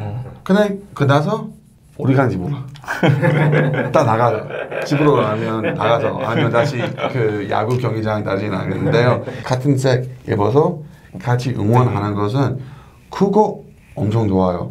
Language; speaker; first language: Korean; non-native, learner; English